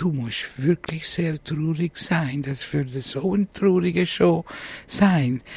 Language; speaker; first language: German; non-native, fluent; Italian